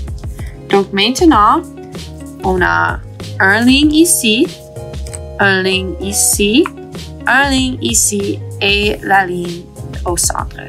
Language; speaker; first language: French; non-native, learner; English